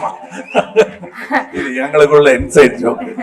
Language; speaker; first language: Tamil; native; Tamil